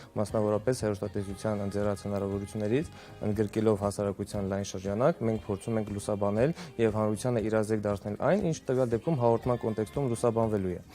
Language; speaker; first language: Armenian; non-native, local second language; Kurdish